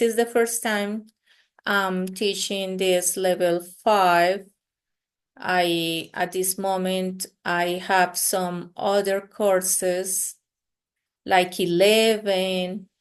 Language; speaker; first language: English; non-native, fluent; Spanish